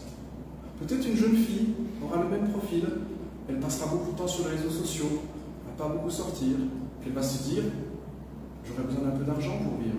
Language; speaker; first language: French; native; French